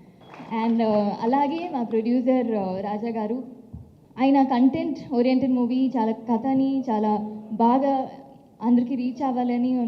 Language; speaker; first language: Telugu; non-native, local second language; Tamil